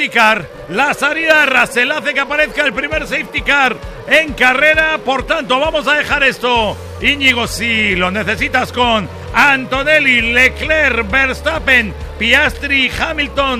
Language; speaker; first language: Spanish; native; Spanish